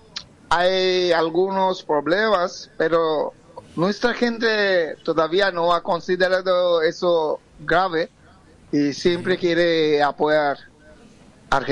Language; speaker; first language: Spanish; non-native, fluent; Bangla